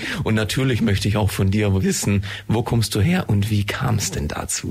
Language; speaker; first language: German; native; German